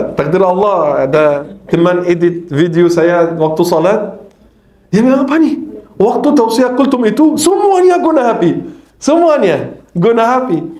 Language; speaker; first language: Malay; non-native, fluent; Arabic